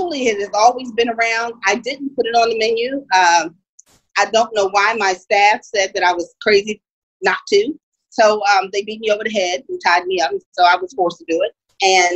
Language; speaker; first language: English; native; English